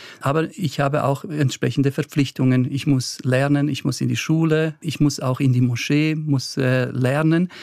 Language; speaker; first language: German; early bilingual, other home language; Bosnian